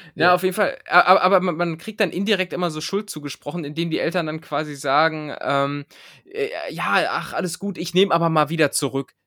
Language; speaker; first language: German; native; German